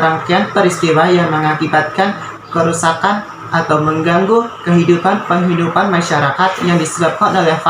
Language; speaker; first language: Indonesian; native; Indonesian